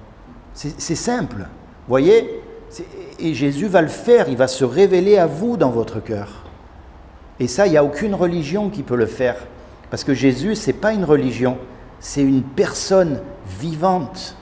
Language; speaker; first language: French; native; French